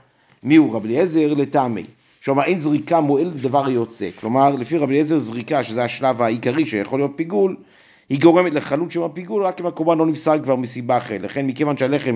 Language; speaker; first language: Hebrew; native; Hebrew